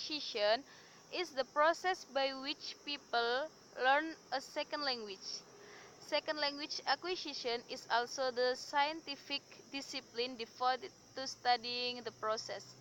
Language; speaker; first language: English; non-native, learner; Indonesian